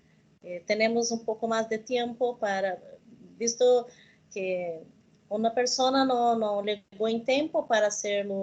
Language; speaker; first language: Spanish; non-native, learner; Portuguese